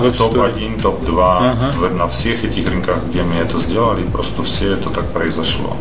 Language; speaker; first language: Russian; non-native, fluent; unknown